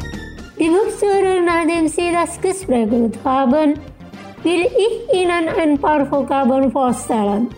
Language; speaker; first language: German; non-native, fluent; Indonesian